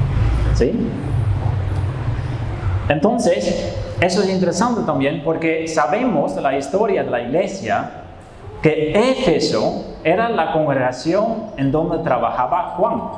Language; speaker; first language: Spanish; non-native, fluent; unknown